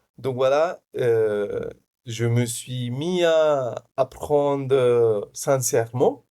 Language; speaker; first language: French; non-native, fluent; Hindi